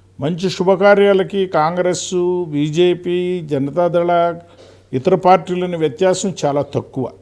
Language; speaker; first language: Telugu; native; Telugu